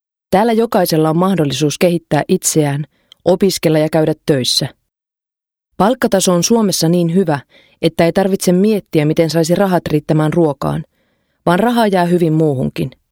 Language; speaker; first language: Finnish; non-native, fluent; Romanian